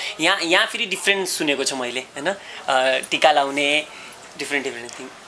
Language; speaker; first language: Nepali; early bilingual, heritage; Nepali